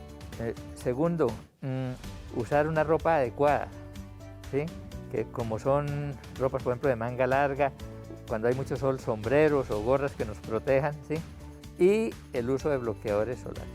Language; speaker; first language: Spanish; native; Spanish